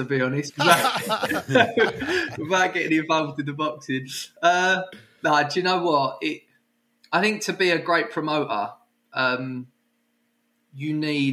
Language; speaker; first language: English; native; English